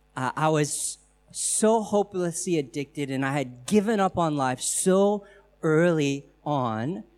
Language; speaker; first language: English; native; English